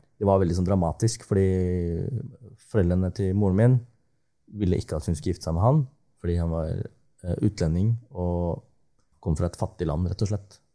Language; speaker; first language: Norwegian; early bilingual, other home language; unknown